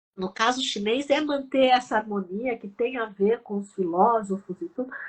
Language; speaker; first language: Portuguese; early bilingual, other home language; Chinese